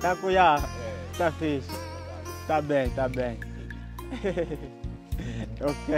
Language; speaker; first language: Portuguese; non-native, learner; Vietnamese